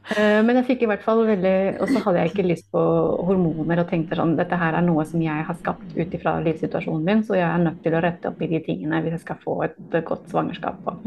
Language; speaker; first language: Norwegian; non-native, fluent; English